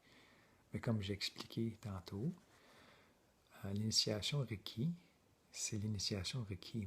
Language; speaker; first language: French; native; French